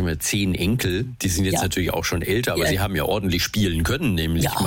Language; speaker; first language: German; native; German